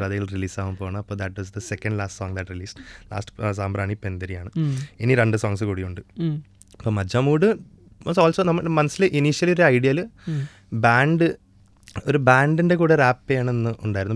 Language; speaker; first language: Malayalam; non-native, fluent; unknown